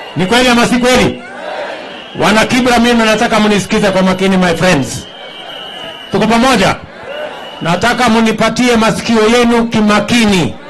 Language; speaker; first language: Swahili; non-native, local second language; Kalenjin